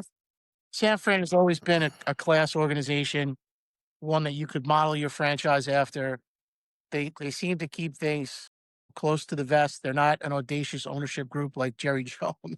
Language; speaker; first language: English; native; English